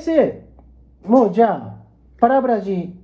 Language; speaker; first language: Portuguese; non-native, learner; Japanese